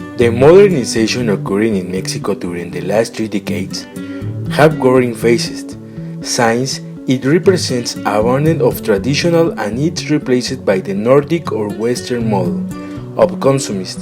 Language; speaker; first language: English; non-native, learner; Spanish